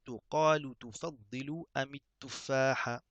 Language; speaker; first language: Arabic; non-native, fluent; French